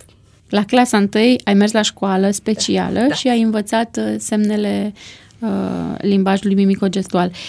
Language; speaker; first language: Romanian; native; Romanian